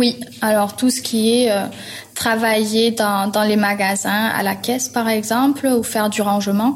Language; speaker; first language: French; non-native, fluent; German